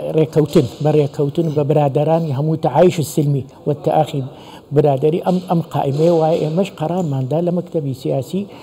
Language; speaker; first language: Central Kurdish; non-native, local second language; Turkish